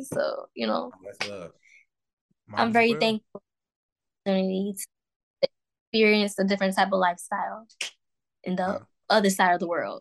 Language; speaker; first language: English; native; English